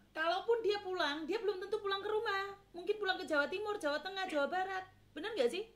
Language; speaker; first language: Indonesian; non-native, local second language; Javanese